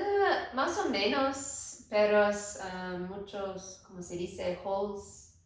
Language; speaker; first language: Spanish; non-native, learner; English